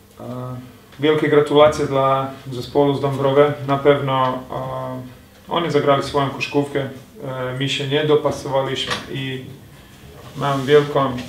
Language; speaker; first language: Polish; non-native, fluent; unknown